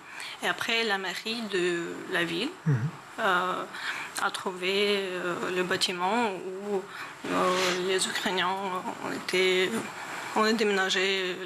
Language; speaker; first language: French; non-native, learner; Ukrainian